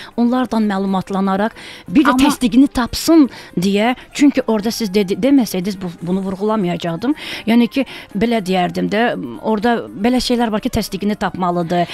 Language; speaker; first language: Azerbaijani; non-native, local second language; Talysh